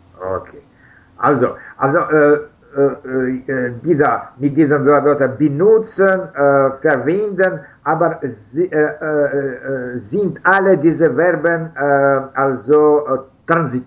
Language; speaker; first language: German; non-native, learner; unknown